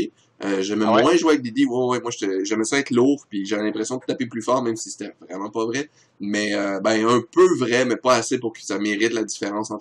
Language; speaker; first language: French; native; French